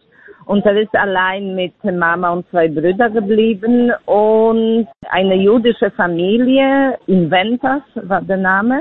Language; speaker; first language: German; non-native, fluent; Polish